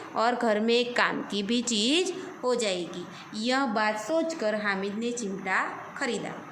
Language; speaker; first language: Hindi; non-native, local second language; Gujarati